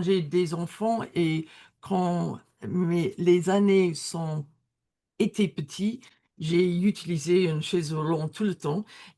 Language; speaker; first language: French; non-native, learner; English